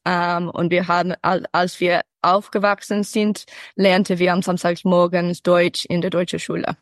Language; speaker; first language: German; early bilingual, heritage; English